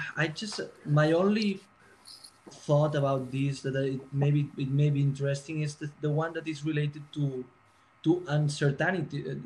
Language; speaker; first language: English; non-native, fluent; Spanish